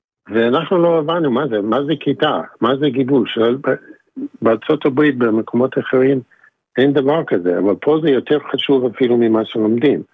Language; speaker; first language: Hebrew; non-native, fluent; English